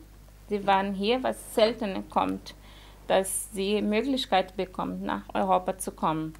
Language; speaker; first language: German; non-native, fluent; Portuguese